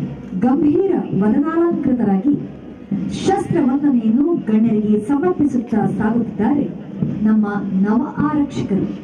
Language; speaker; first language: Kannada; native; Kannada